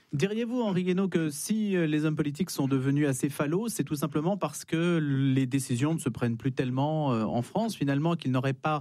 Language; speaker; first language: French; native; French